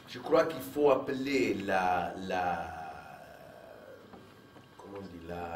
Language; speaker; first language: French; non-native, fluent; Italian